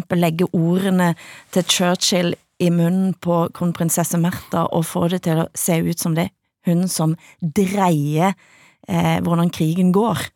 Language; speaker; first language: Norwegian; native; Norwegian